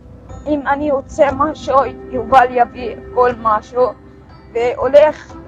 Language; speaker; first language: Hebrew; non-native, local second language; Arabic